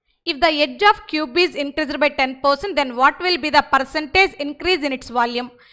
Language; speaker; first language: English; non-native, local second language; Telugu